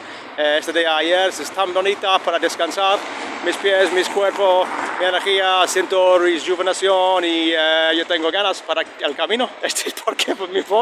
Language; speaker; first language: Spanish; non-native, learner; English